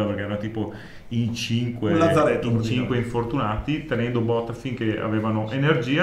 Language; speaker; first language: Italian; native; Italian